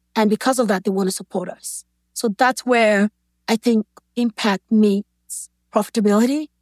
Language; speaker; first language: English; non-native, local second language; Yoruba